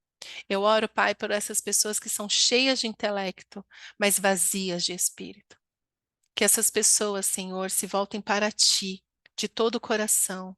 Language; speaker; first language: Portuguese; native; Portuguese